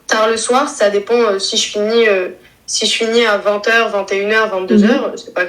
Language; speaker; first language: French; native; French